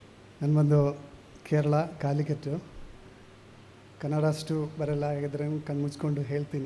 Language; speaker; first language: Kannada; non-native, learner; Malayalam